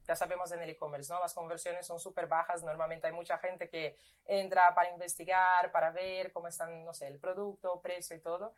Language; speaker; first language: Spanish; non-native, fluent; Portuguese